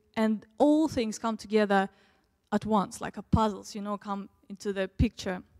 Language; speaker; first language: English; early bilingual, other home language; Russian